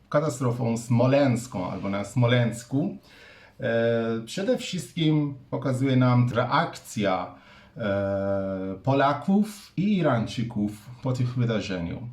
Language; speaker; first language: Polish; non-native, fluent; Persian